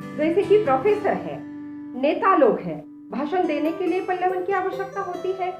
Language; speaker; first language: Hindi; non-native, local second language; Marathi